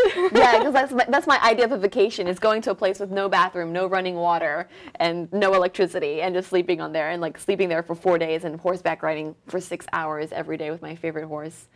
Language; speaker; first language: English; early bilingual, other home language; French